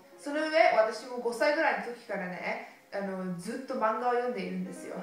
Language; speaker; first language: Japanese; early bilingual, heritage; Japanese